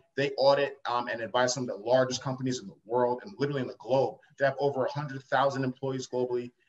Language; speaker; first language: English; native; English